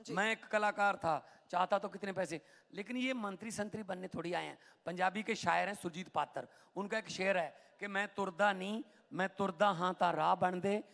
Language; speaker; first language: Hindi; non-native, local second language; Punjabi